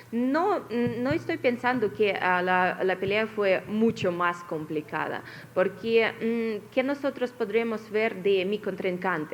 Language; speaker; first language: Spanish; non-native, fluent; Russian